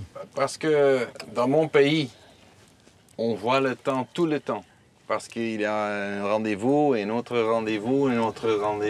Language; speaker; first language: French; non-native, learner; Dutch